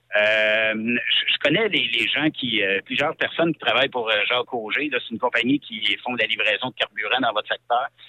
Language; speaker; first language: French; native; French